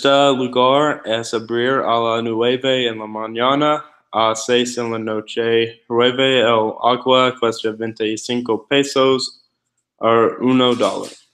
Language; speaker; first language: Spanish; non-native, learner; English